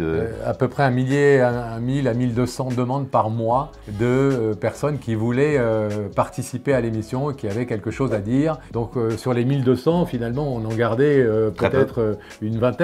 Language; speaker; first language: French; native; French